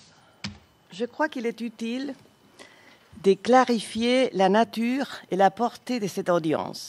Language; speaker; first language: French; non-native, fluent; Spanish